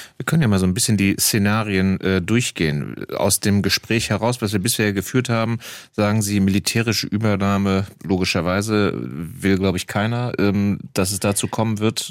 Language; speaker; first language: German; native; German